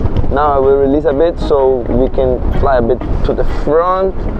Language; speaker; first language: English; non-native, fluent; Portuguese